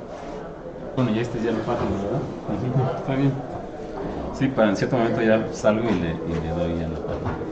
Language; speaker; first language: Spanish; native; Spanish